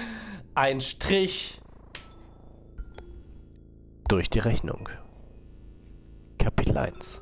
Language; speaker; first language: German; native; German